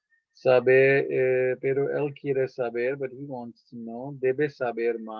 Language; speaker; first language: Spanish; non-native, fluent; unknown